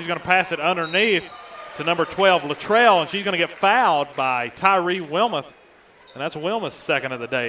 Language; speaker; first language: English; native; English